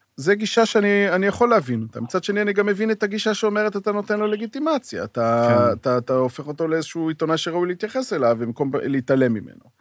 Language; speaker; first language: Hebrew; native; Hebrew